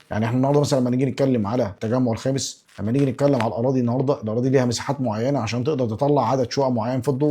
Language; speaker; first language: Arabic; native; Arabic